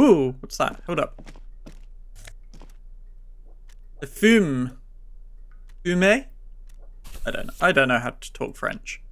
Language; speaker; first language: English; native; English